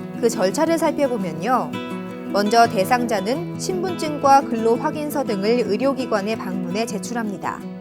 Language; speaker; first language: Korean; native; Korean